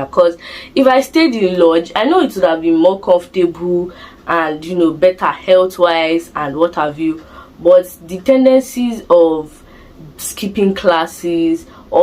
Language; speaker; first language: English; non-native, local second language; Igbo